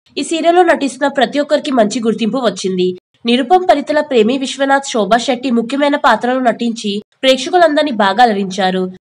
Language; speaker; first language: Telugu; native; Telugu